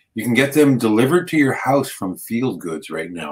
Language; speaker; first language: English; native; English